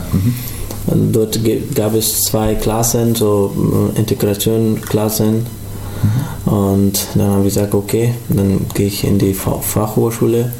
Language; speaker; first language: German; non-native, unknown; Pashto